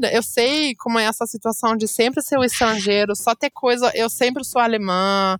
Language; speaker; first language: Portuguese; non-native, fluent; German